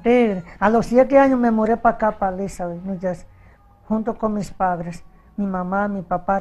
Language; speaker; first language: Spanish; early bilingual, heritage; Spanish